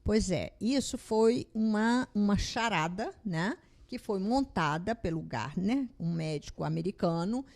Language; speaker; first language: Portuguese; native; Portuguese